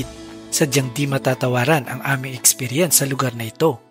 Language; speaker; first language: Filipino; native; Filipino